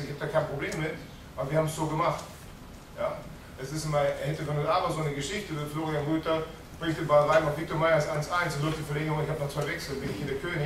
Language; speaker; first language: German; native; German